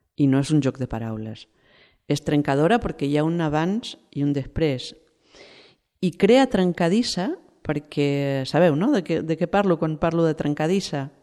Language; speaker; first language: Catalan; non-native, fluent; Spanish